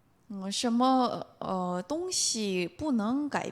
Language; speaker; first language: Chinese; non-native, fluent; Korean